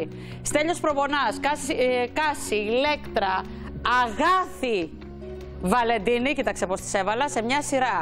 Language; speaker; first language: Greek; native; Greek